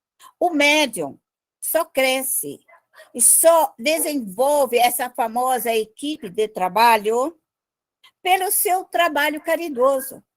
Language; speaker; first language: Portuguese; native; Portuguese